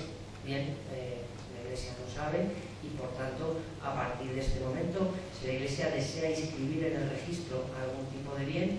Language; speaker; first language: Spanish; native; Spanish